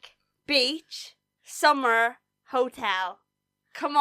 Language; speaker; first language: English; native; English